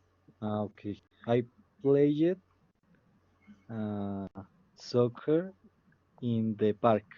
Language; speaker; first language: English; non-native, learner; Spanish